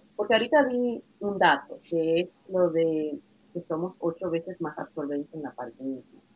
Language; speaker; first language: Spanish; native; Spanish